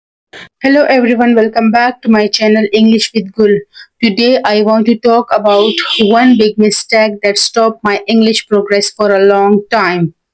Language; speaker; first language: English; non-native, learner; Hindi